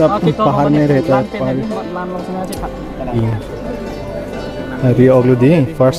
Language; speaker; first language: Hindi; non-native, local second language; Karbi